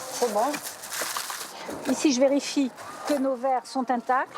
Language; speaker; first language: French; native; French